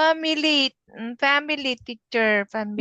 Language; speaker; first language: English; non-native, learner; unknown